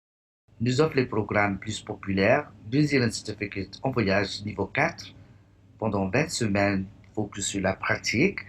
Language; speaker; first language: French; non-native, fluent; English